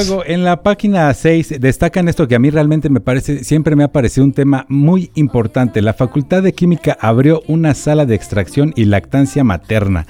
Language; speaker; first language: Spanish; native; Spanish